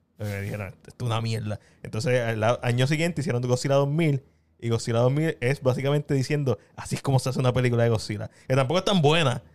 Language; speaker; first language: Spanish; native; Spanish